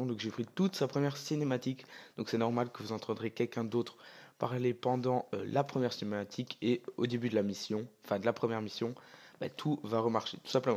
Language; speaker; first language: French; native; French